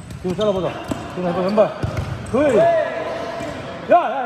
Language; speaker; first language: Korean; native; Korean